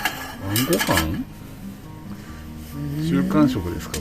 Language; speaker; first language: Japanese; native; Japanese